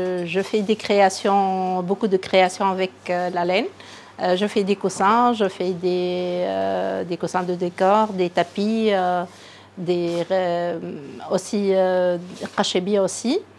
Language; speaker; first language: French; non-native, local second language; Arabic